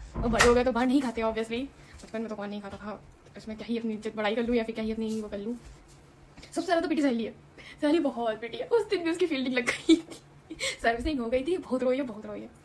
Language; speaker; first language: Hindi; non-native, local second language; Bangla